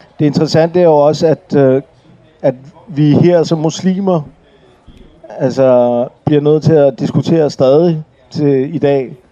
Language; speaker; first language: Danish; early bilingual, other home language; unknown